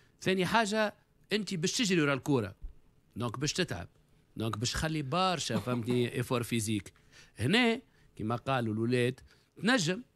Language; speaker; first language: Arabic; native; Arabic